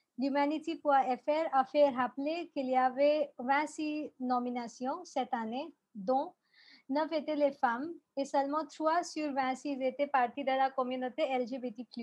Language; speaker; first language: French; non-native, fluent; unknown